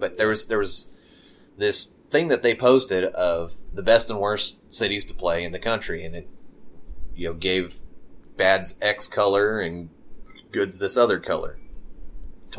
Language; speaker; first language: English; native; English